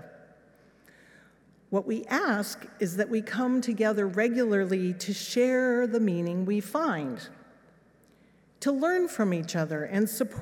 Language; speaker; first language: English; native; English